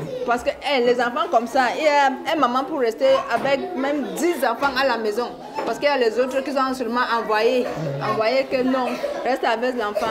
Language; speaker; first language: French; non-native, local second language; English